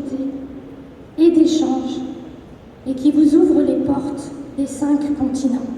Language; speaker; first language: French; native; French